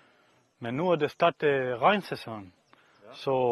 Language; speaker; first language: Danish; non-native, fluent; Spanish